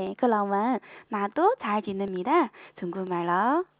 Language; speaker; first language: Korean; non-native, fluent; Chinese